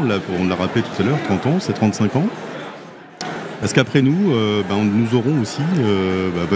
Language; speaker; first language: French; native; French